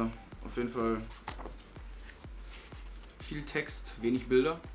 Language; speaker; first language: German; native; German